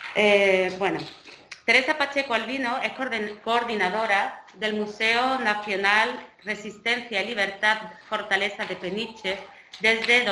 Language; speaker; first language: Spanish; native; Spanish